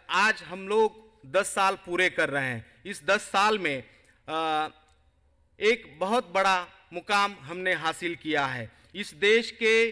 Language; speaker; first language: Hindi; non-native, local second language; Marathi